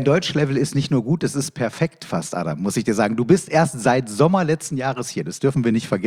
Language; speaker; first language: German; native; German